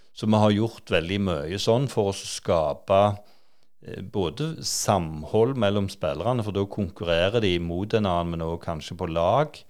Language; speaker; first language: Norwegian; native; Norwegian